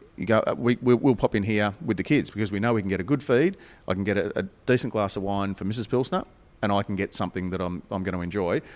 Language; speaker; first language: English; native; English